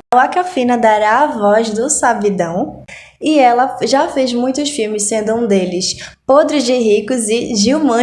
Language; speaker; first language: Portuguese; native; Portuguese